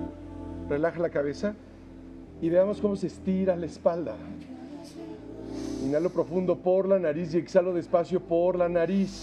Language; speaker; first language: Spanish; native; Spanish